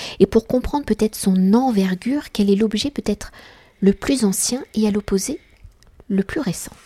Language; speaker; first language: French; native; French